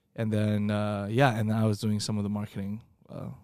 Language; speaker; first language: English; non-native, fluent; Chinese